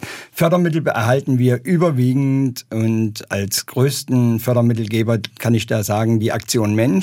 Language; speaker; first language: German; native; German